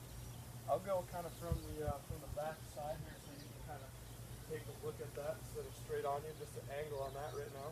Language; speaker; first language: English; native; English